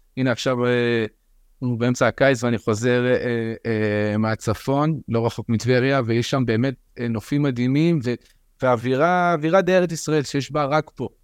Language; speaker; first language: Hebrew; early bilingual, other home language; French